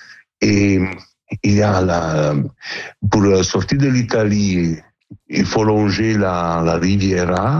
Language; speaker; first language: French; non-native, learner; Italian